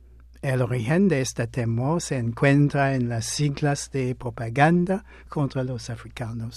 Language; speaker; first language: Spanish; non-native, fluent; English